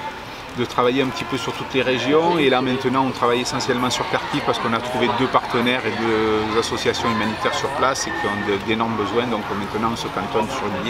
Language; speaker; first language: French; native; French